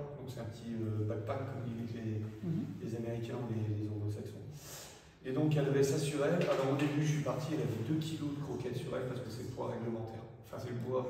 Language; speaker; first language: French; native; French